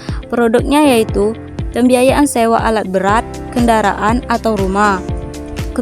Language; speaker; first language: Indonesian; native; Indonesian